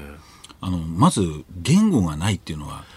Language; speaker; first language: Japanese; native; Japanese